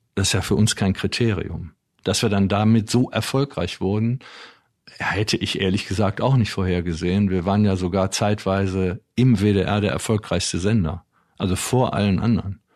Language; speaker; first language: German; native; German